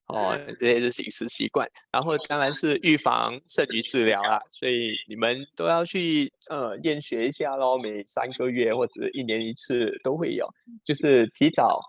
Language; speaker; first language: Chinese; native; Chinese